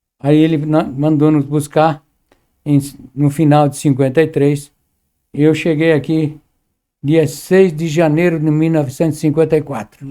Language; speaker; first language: Portuguese; early bilingual, other home language; Arabic